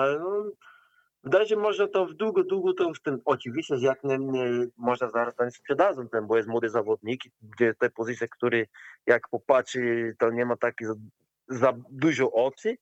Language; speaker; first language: Polish; non-native, learner; Portuguese